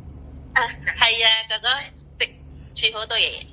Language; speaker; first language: Cantonese; non-native, learner; Indonesian